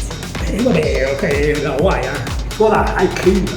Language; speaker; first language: Chinese; non-native, fluent; Italian